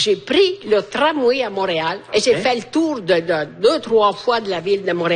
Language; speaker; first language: French; non-native, fluent; Italian